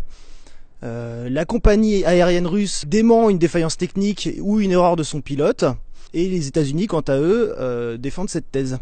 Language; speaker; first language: French; native; French